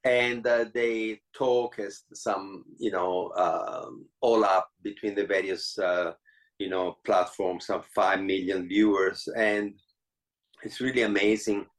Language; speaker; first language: English; non-native, fluent; Italian